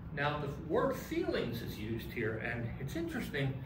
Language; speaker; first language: English; native; English